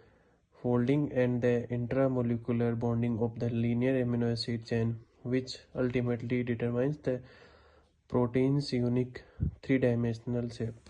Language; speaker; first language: English; non-native, learner; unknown